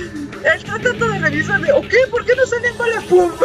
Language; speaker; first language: Spanish; native; Spanish